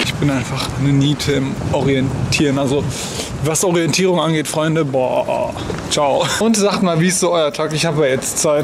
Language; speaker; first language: German; native; German